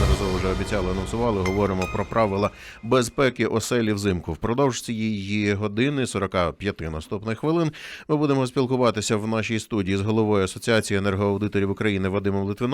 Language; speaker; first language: Ukrainian; native; Ukrainian